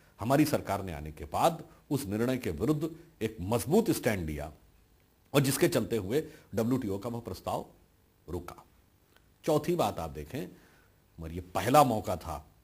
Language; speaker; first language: Hindi; native; Hindi